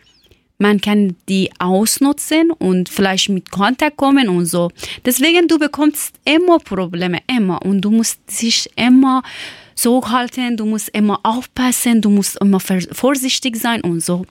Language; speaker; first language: German; non-native, learner; Persian